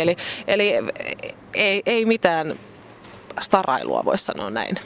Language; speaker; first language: Finnish; native; Finnish